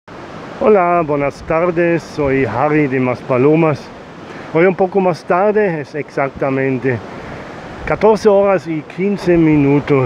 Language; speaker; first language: Spanish; non-native, learner; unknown